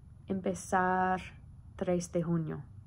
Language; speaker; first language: Spanish; non-native, learner; English